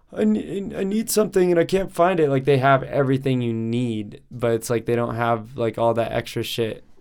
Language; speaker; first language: English; native; English